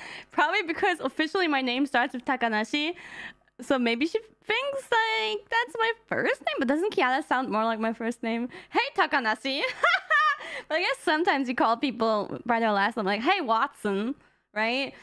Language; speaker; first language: English; non-native, fluent; German